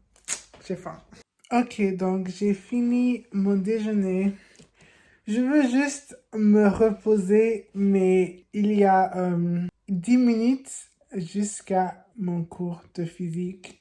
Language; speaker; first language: French; non-native, learner; English